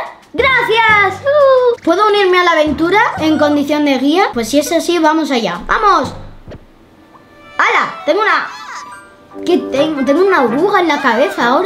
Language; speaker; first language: Spanish; native; Spanish